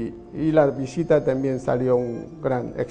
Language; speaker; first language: Spanish; non-native, fluent; Chinese